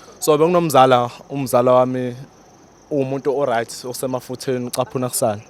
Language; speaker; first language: Zulu; native; Zulu